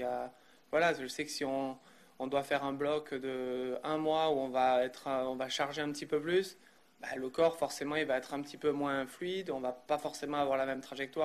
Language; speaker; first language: French; native; French